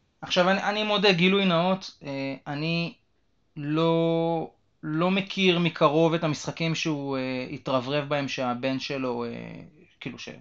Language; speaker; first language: Hebrew; native; Hebrew